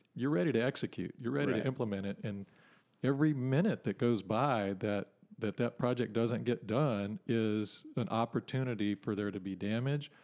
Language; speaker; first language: English; native; English